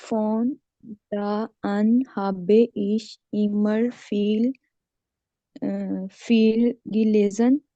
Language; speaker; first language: German; non-native, learner; Urdu